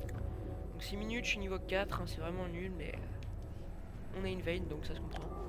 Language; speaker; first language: French; native; French